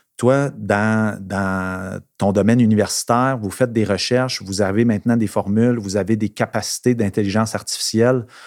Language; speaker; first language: French; native; French